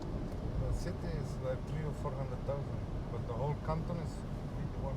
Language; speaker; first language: English; non-native, learner; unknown